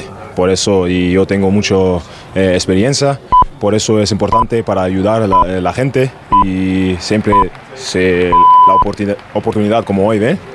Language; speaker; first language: Spanish; non-native, learner; German